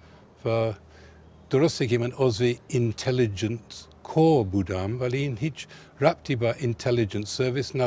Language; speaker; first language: Persian; non-native, fluent; English